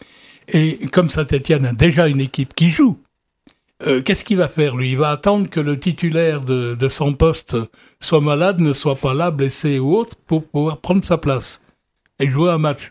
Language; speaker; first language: French; native; French